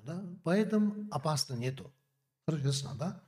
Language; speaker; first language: Russian; non-native, learner; Tibetan